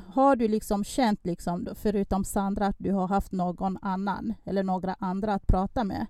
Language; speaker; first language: Swedish; non-native, fluent; French